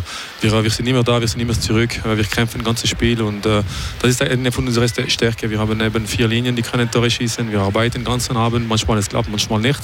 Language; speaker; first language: German; non-native, local second language; French